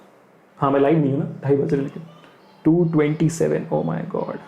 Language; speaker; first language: Hindi; native; Hindi